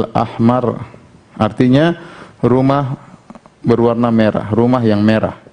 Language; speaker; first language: Indonesian; native; Indonesian